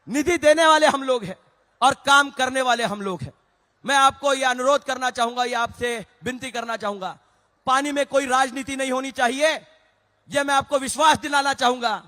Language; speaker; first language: Hindi; non-native, local second language; Marathi